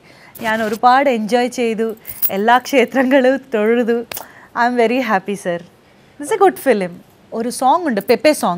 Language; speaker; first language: Malayalam; non-native, fluent; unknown